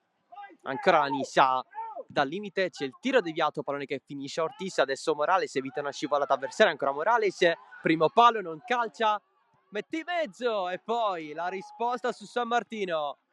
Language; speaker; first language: Italian; native; Italian